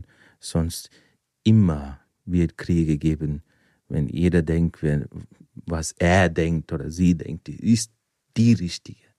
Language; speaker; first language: German; non-native, fluent; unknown